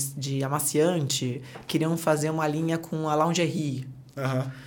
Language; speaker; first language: Portuguese; native; Portuguese